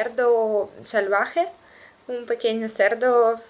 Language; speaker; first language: Spanish; non-native, learner; Russian